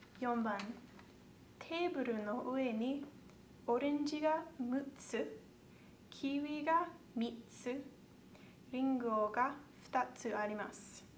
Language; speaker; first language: Japanese; non-native, learner; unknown